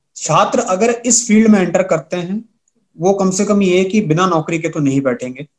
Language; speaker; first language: Hindi; native; Hindi